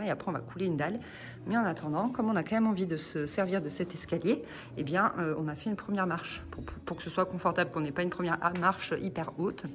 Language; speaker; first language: French; native; French